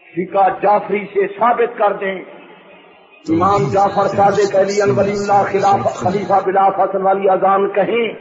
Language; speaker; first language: Urdu; native; Urdu